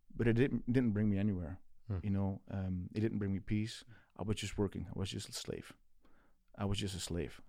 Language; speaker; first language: English; non-native, fluent; Dutch